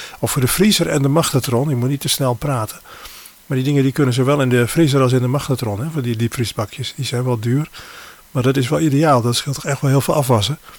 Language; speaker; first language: Dutch; native; Dutch